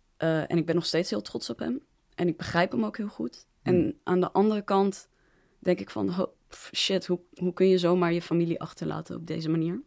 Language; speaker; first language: Dutch; native; Dutch